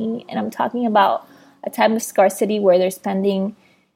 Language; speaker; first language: English; native; English